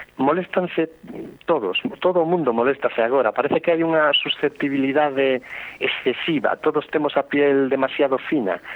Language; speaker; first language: Galician; non-native, local second language; Spanish